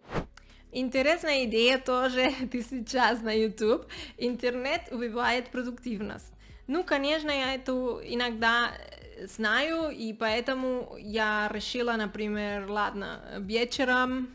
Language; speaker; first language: Russian; non-native, learner; Spanish